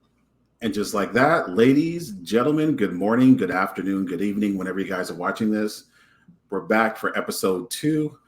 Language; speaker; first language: English; native; English